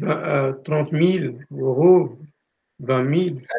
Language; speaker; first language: French; non-native, local second language; Arabic